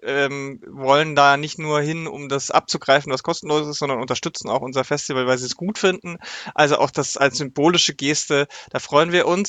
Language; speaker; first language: German; native; German